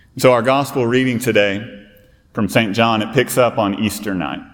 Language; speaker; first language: English; native; English